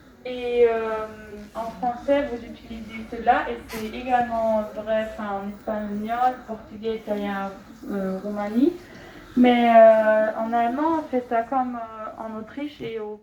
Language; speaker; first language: French; non-native, fluent; German